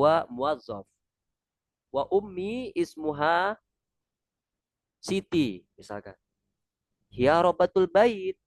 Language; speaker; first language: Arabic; non-native, fluent; Indonesian